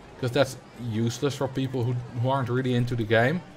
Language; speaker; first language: English; non-native, fluent; Dutch